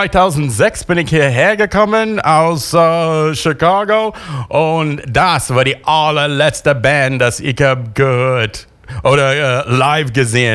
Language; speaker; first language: German; non-native, fluent; English